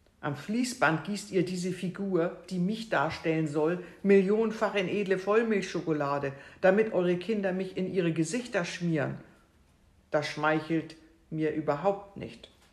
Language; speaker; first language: German; native; German